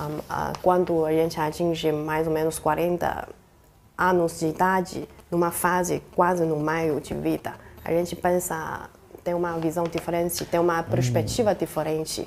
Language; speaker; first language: Portuguese; non-native, fluent; Chinese